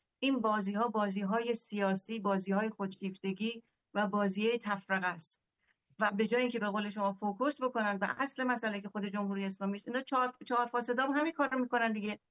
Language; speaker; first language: Persian; native; Persian